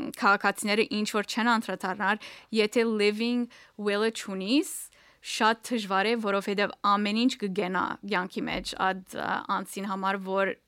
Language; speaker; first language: Armenian; early bilingual, heritage; Armenian